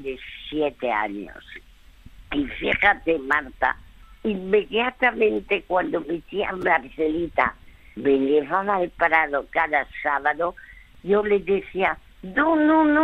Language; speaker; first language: Spanish; early bilingual, other home language; French